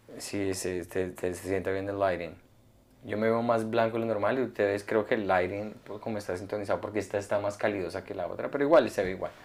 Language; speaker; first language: Spanish; native; Spanish